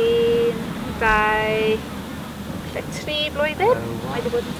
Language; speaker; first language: Welsh; non-native, local second language; English